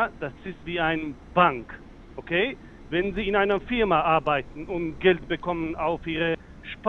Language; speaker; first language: German; non-native, fluent; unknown